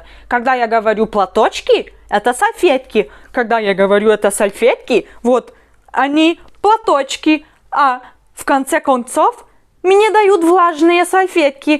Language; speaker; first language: Russian; non-native, learner; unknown